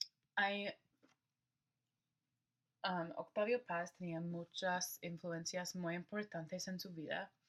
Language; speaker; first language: Spanish; non-native, learner; English